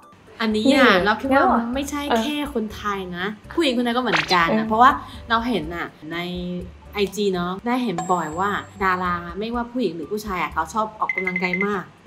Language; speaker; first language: Thai; non-native, fluent; Chinese